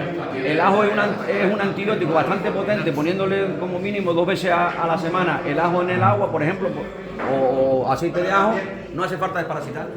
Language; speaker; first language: Spanish; native; Spanish